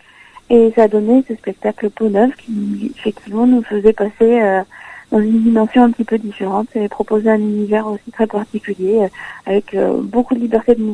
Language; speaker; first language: French; native; French